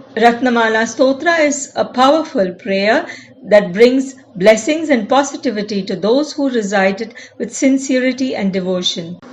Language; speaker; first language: English; non-native, local second language; Tamil